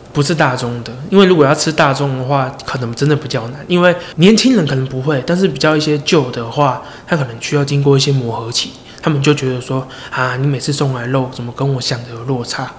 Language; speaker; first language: Chinese; native; Chinese